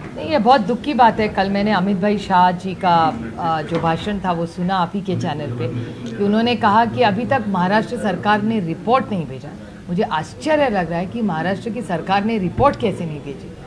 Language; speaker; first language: Hindi; non-native, local second language; Marathi